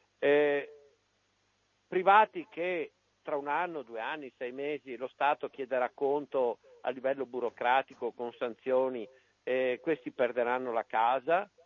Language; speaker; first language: Italian; native; Italian